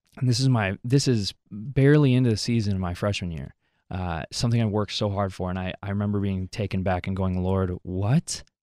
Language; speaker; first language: English; native; English